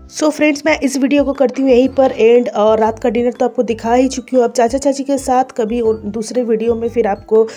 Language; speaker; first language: Hindi; non-native, local second language; Bangla